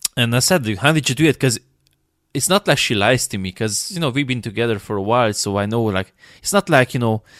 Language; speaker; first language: English; non-native, fluent; Romanian